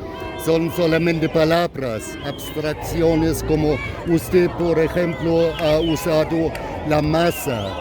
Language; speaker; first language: Spanish; non-native, fluent; German